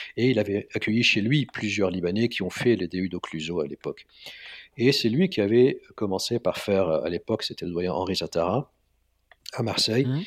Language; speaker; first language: French; non-native, local second language; Arabic